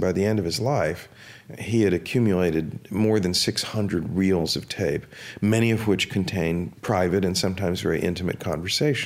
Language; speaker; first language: English; native; English